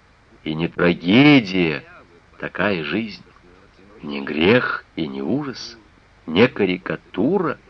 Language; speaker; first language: Russian; native; Russian